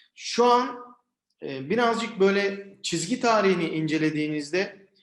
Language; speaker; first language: Turkish; native; Turkish